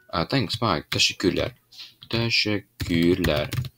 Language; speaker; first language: Turkish; non-native, learner; English